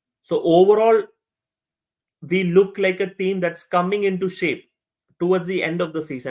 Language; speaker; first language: English; non-native, local second language; Malayalam